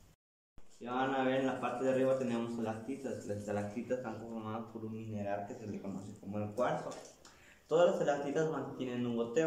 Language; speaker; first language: Spanish; native; Spanish